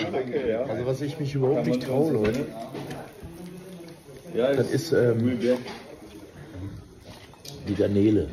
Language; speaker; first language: German; native; German